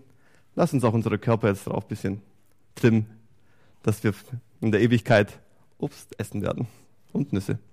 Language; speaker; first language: German; native; German